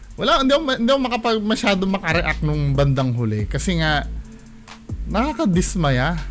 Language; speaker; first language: Filipino; native; Filipino